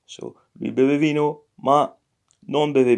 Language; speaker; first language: Italian; non-native, fluent; English